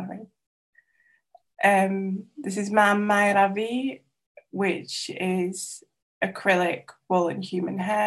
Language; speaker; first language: English; non-native, local second language; Welsh